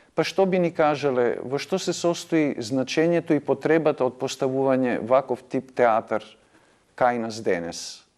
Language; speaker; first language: Macedonian; native; Macedonian